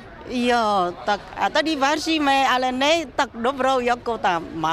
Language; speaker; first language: Czech; non-native, fluent; Vietnamese